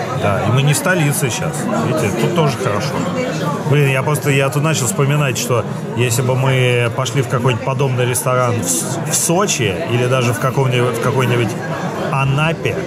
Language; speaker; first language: Russian; native; Russian